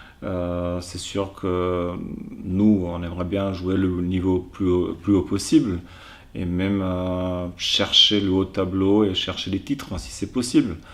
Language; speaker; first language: French; non-native, fluent; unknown